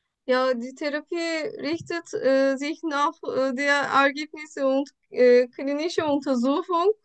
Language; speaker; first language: German; non-native, learner; Turkish